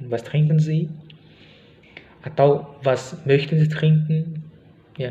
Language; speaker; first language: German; non-native, fluent; Indonesian